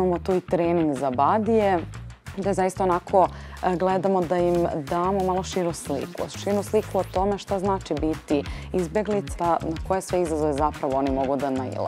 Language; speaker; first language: Bosnian; native; Bosnian